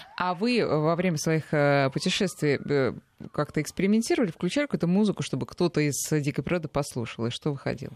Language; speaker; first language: Russian; native; Russian